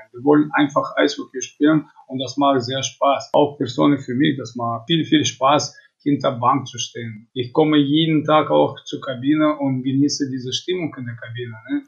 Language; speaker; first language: German; non-native, fluent; Russian